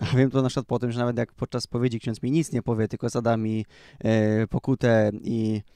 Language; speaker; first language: Polish; native; Polish